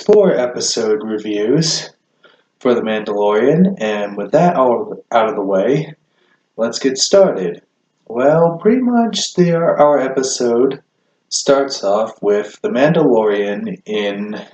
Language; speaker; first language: English; native; English